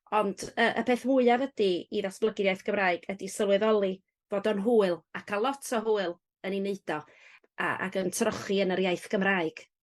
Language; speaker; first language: Welsh; native; Welsh